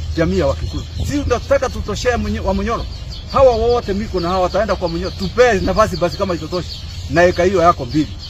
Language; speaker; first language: Swahili; non-native, local second language; Kikuyu